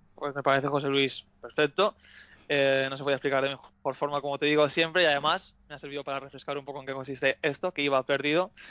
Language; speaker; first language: Spanish; native; Spanish